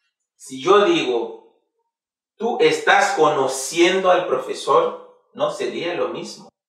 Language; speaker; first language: Spanish; non-native, fluent; Haitian Creole